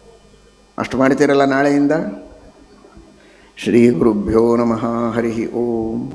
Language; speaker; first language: Kannada; native; Kannada